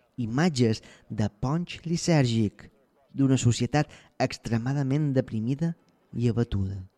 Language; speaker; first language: Catalan; native; Catalan